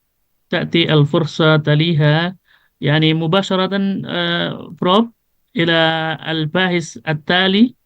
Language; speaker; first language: Arabic; non-native, fluent; Indonesian